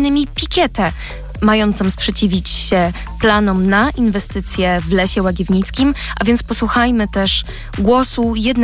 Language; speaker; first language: Polish; native; Polish